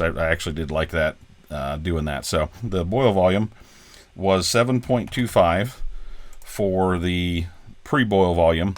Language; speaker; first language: English; native; English